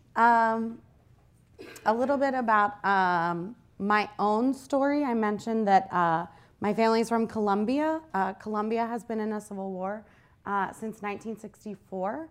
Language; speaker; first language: English; native; English